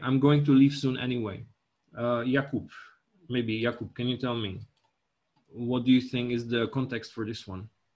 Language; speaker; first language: English; non-native, fluent; Czech